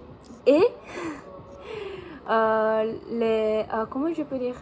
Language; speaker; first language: French; non-native, learner; Japanese